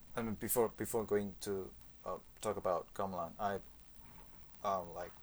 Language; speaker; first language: English; non-native, fluent; Indonesian